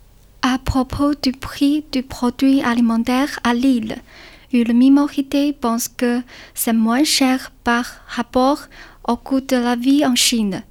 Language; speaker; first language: French; non-native, learner; Chinese